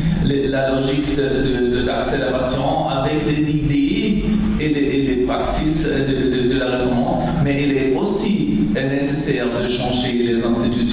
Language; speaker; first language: French; non-native, learner; German